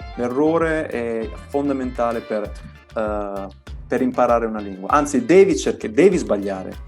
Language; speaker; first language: Italian; native; Italian